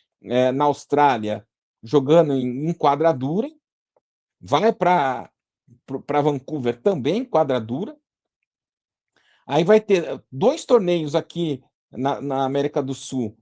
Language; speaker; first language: Portuguese; native; Portuguese